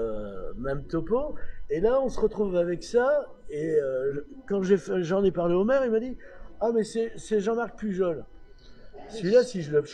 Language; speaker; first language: French; native; French